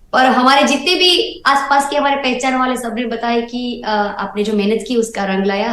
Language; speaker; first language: Hindi; non-native, local second language; Gujarati